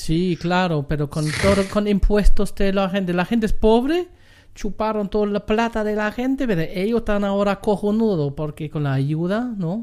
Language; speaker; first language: Spanish; non-native, learner; German